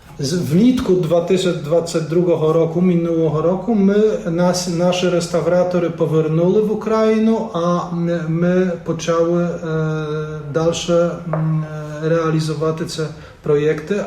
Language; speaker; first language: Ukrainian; non-native, fluent; Polish